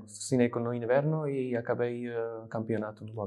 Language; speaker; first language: Portuguese; non-native, fluent; Slovak